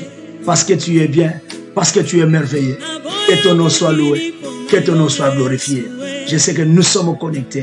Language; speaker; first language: French; non-native, local second language; Lingala